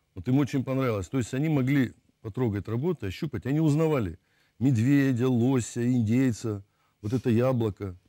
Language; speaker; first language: Russian; native; Russian